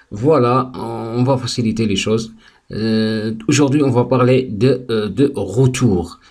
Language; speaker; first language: French; non-native, fluent; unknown